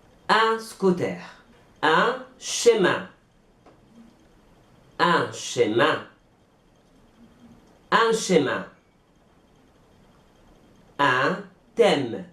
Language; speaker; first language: French; non-native, fluent; Arabic